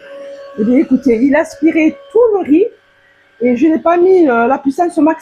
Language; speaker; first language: French; native; French